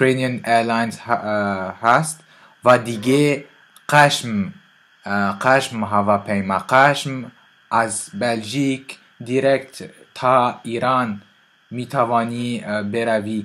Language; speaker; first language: Persian; non-native, learner; French